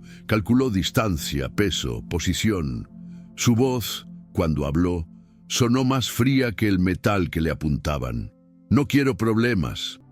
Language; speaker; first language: Spanish; native; Spanish